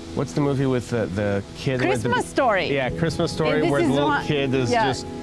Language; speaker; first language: English; early bilingual, other home language; Hebrew